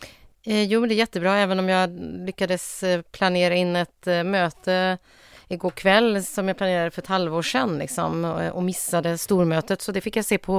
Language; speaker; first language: Swedish; native; Swedish